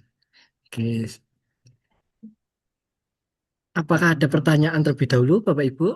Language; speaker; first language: Indonesian; native; Indonesian